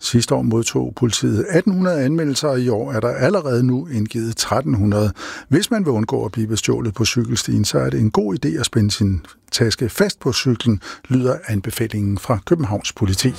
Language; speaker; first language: Danish; native; Danish